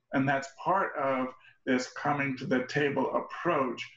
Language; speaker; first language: English; native; English